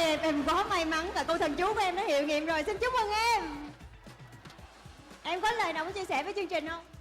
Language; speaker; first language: Vietnamese; native; Vietnamese